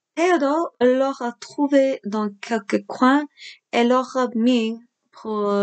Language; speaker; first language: French; non-native, fluent; English